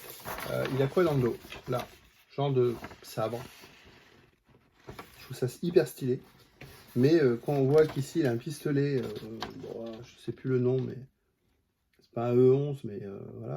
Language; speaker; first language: French; native; French